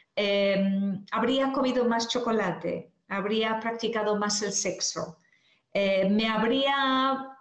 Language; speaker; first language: Spanish; non-native, fluent; English